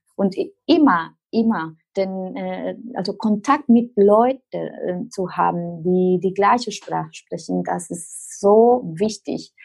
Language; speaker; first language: German; non-native, fluent; Spanish